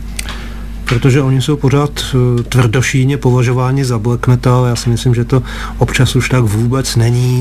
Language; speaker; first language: Czech; native; Czech